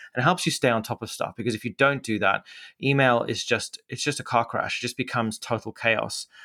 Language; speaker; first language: English; native; English